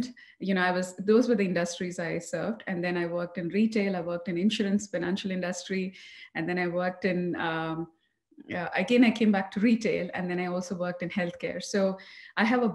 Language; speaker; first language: English; non-native, local second language; Tamil